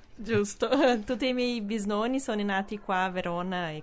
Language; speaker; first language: Italian; non-native, learner; Portuguese